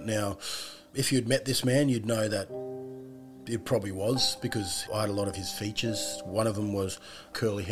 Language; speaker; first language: English; native; English